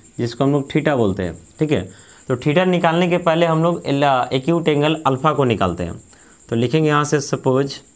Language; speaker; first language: Hindi; native; Hindi